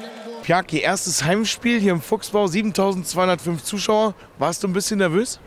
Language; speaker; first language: German; native; German